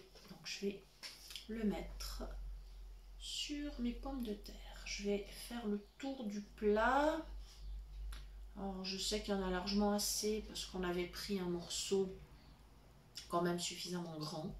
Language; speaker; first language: French; native; French